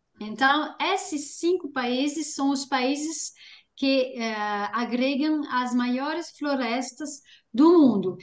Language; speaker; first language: Portuguese; non-native, fluent; French